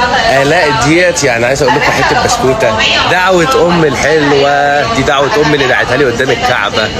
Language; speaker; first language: Arabic; native; Arabic